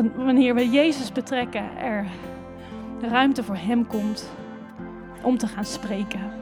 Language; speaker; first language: Dutch; native; Dutch